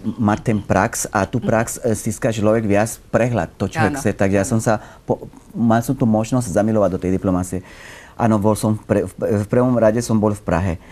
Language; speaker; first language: Slovak; non-native, fluent; Spanish